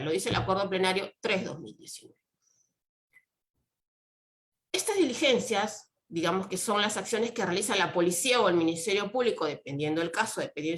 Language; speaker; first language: Spanish; native; Spanish